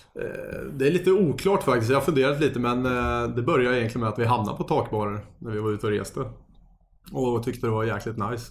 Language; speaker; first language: Swedish; native; Swedish